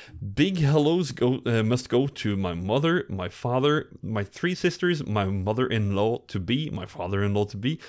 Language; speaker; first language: English; non-native, fluent; Norwegian